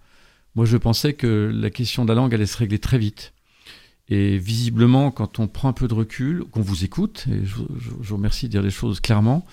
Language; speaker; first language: French; native; French